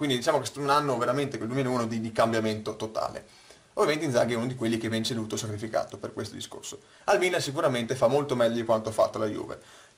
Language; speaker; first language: Italian; native; Italian